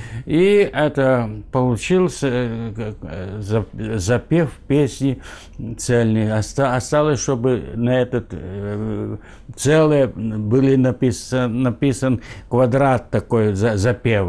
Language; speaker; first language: Russian; native; Russian